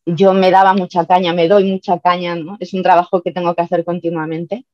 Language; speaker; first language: Spanish; native; Spanish